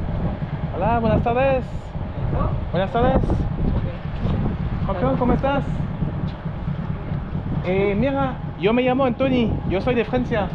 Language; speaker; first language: Spanish; non-native, learner; French